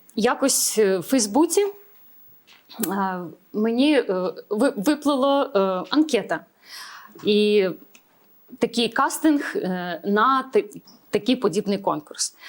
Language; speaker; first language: Ukrainian; native; Ukrainian